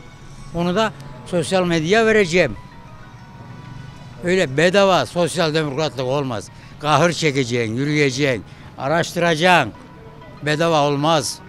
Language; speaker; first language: Turkish; native; Turkish